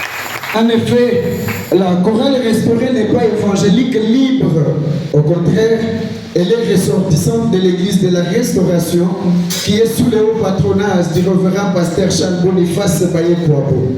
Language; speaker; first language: French; non-native, local second language; Luba-Lulua